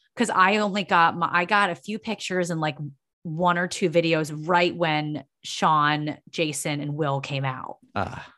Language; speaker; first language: English; native; English